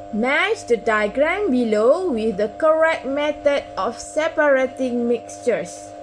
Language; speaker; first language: English; non-native, local second language; Malay